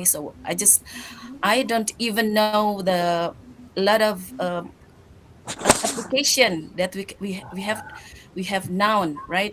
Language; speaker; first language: English; non-native, learner; Indonesian